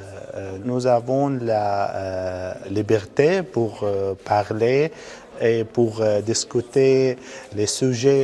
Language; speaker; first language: French; non-native, learner; Arabic